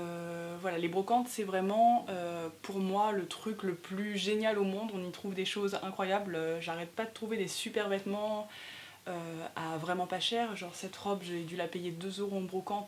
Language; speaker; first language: French; native; French